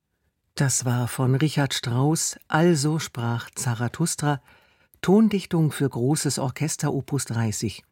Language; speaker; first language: German; native; German